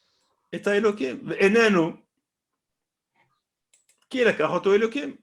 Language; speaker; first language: Hebrew; non-native, fluent; French